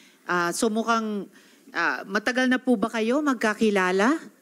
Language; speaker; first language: Filipino; native; Filipino